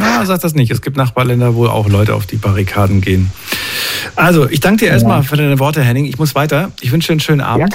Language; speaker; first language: German; native; German